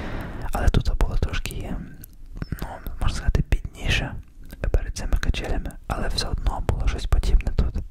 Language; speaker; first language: Ukrainian; early bilingual, heritage; Ukrainian